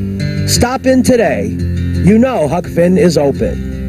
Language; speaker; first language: English; native; English